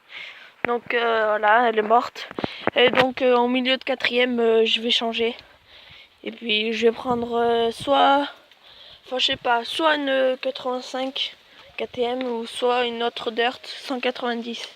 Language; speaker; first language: French; native; French